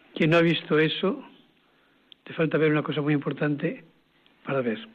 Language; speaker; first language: Spanish; native; Spanish